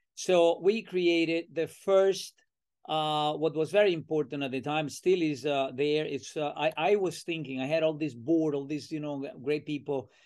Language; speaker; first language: English; non-native, fluent; Spanish